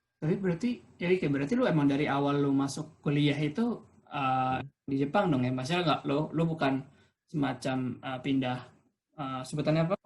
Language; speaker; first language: Indonesian; native; Indonesian